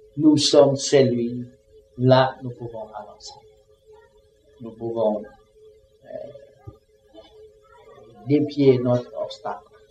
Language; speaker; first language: French; non-native, learner; Vietnamese